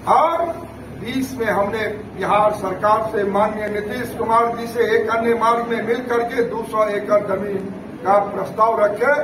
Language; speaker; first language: Hindi; native; Hindi